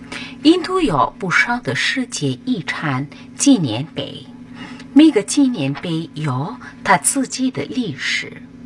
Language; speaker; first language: Chinese; non-native, fluent; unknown